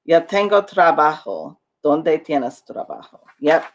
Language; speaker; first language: Spanish; non-native, learner; English